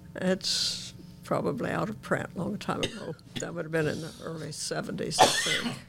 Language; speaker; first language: English; native; English